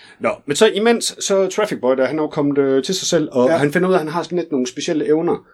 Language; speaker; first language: Danish; native; Danish